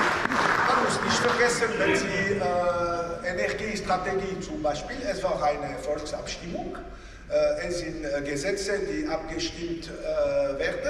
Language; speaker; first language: German; non-native, local second language; French